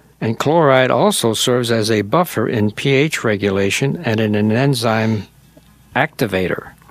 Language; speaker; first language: English; native; English